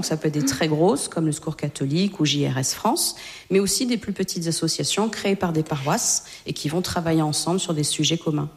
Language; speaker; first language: French; native; French